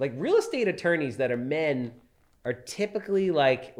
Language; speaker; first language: English; native; English